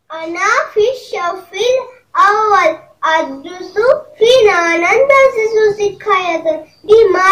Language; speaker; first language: Arabic; non-native, learner; Bangla